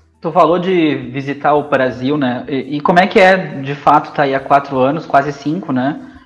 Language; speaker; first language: Portuguese; native; Portuguese